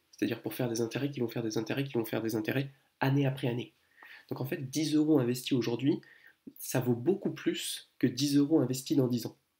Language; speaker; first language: French; native; French